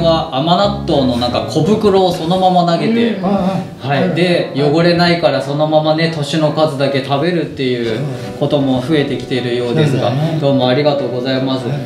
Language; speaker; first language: Japanese; native; Japanese